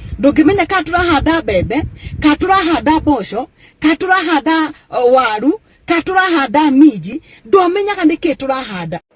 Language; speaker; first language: Kikuyu; native; Kikuyu